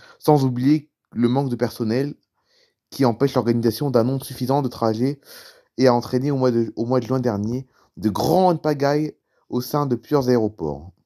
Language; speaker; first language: French; native; French